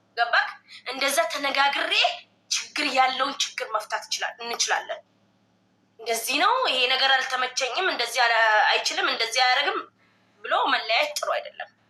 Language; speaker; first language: Amharic; non-native, local second language; Oromo